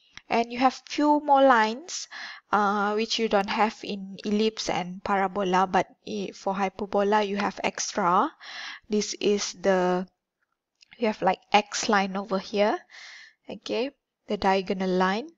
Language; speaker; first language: English; non-native, local second language; Malay